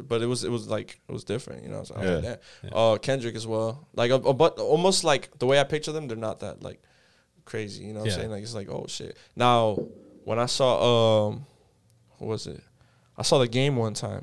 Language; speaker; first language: English; early bilingual, other home language; Spanish